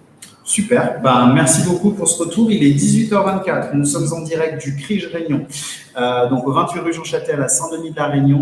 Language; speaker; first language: French; native; French